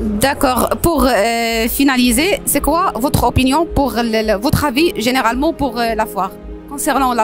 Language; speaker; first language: French; non-native, learner; Turkish